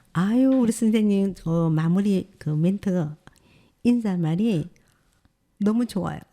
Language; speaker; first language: Korean; native; Korean